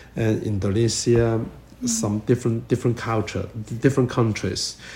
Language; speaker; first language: English; non-native, learner; Chinese